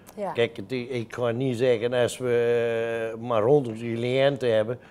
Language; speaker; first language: Dutch; native; Dutch